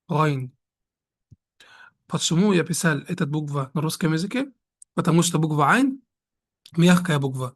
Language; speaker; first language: Russian; non-native, fluent; Arabic